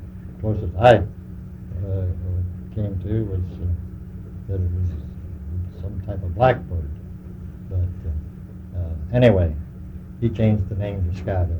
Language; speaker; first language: English; native; English